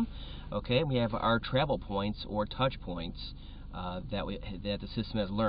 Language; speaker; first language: English; native; English